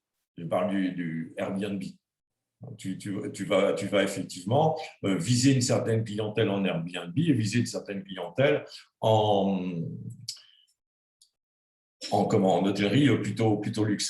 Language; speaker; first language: French; native; French